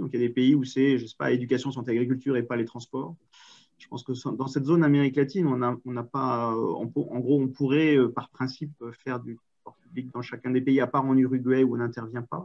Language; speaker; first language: French; native; French